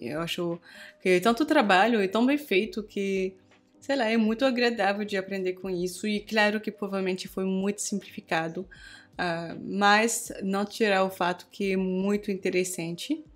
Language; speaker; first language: Portuguese; non-native, fluent; French